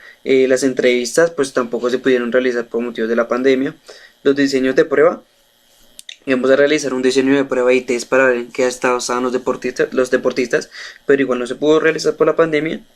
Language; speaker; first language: Spanish; native; Spanish